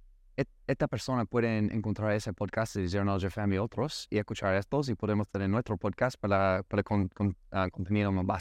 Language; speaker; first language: Spanish; non-native, learner; English